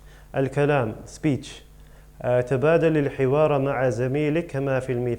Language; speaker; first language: Arabic; non-native, fluent; English